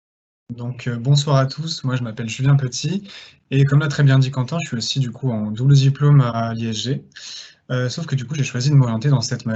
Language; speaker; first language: French; native; French